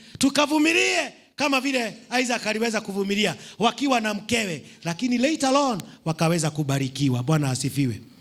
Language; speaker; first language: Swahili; non-native, local second language; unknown